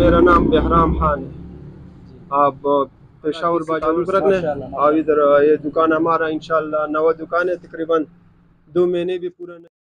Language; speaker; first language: Hindi; non-native, local second language; Pashto